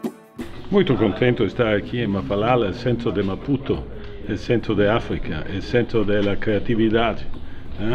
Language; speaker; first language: Portuguese; non-native, learner; Italian